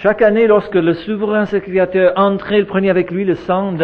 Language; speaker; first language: French; native; French